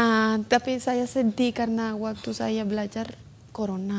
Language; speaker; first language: Indonesian; non-native, learner; Spanish